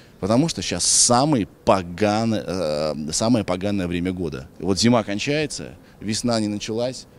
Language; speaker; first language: Russian; native; Russian